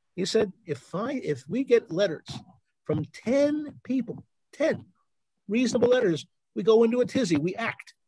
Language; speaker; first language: English; native; English